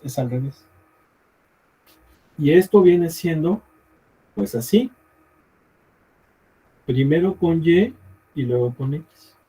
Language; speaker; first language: Spanish; native; Spanish